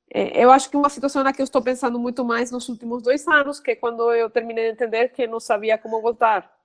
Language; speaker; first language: Portuguese; non-native, fluent; Spanish